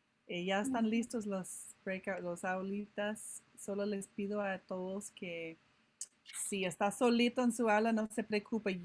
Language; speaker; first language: Spanish; non-native, fluent; English